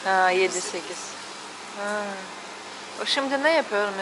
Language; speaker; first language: Turkish; non-native, fluent; Russian